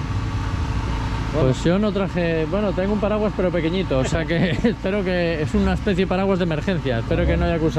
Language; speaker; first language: Spanish; native; Spanish